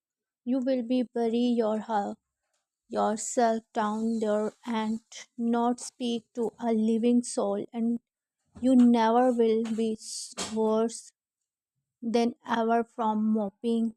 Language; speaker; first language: English; non-native, learner; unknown